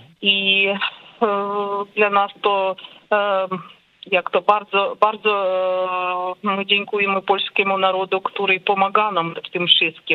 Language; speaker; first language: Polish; non-native, learner; Ukrainian